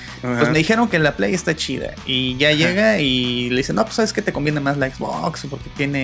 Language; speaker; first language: Spanish; native; Spanish